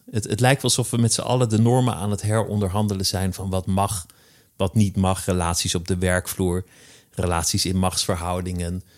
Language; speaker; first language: Dutch; native; Dutch